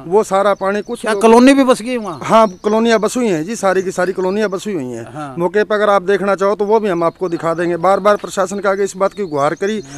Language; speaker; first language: Hindi; native; Hindi